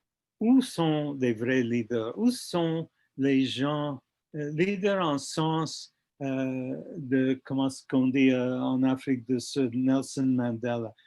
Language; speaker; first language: French; non-native, fluent; English